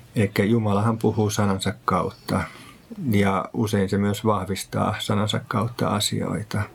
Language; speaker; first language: Finnish; native; Finnish